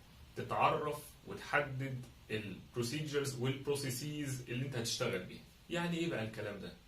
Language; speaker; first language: Arabic; native; Arabic